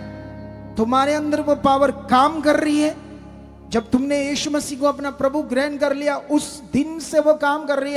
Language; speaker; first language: Hindi; native; Hindi